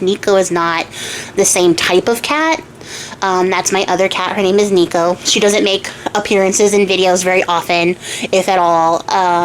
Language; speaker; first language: English; native; English